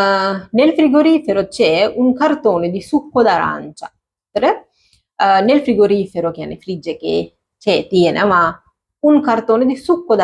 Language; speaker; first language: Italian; non-native, fluent; Sinhala